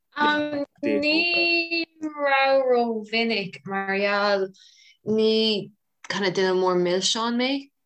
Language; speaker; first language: Irish; non-native, local second language; English